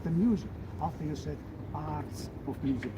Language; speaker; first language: English; non-native, learner; Ukrainian